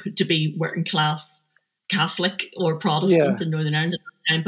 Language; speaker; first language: English; native; English